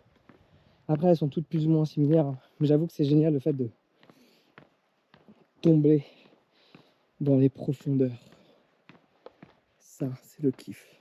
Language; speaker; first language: French; native; French